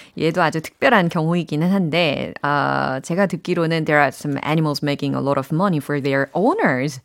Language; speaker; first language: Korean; native; Korean